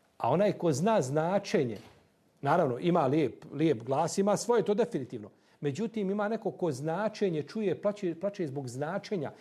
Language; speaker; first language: Bosnian; native; Bosnian